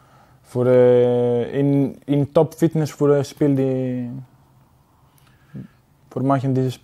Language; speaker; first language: German; non-native, learner; Greek